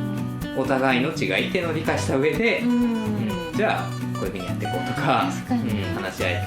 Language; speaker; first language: Japanese; native; Japanese